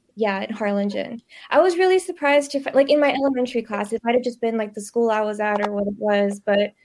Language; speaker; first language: English; early bilingual, other home language; Spanish